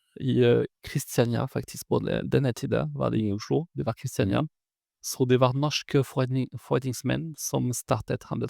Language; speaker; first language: Norwegian; non-native, fluent; French